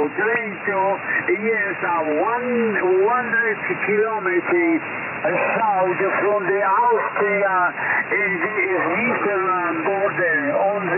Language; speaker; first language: English; non-native, learner; Italian